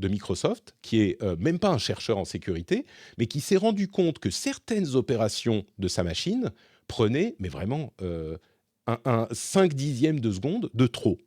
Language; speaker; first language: French; native; French